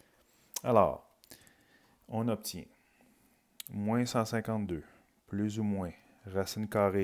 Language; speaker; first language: French; native; French